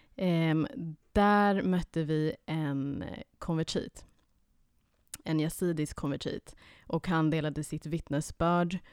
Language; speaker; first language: Swedish; early bilingual, other home language; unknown